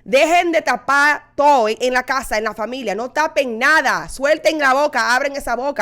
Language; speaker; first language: Spanish; early bilingual, heritage; Spanish